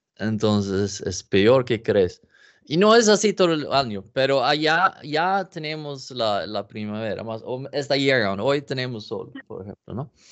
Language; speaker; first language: Spanish; non-native, learner; Norwegian